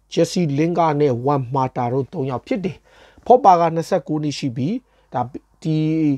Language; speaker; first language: Burmese; native; Burmese